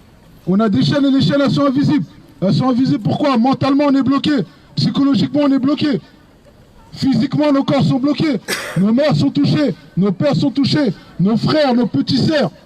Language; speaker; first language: French; native; French